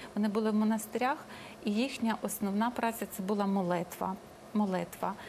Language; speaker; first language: Ukrainian; native; Ukrainian